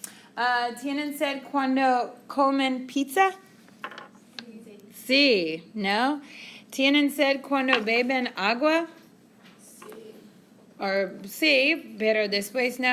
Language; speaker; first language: Spanish; non-native, fluent; English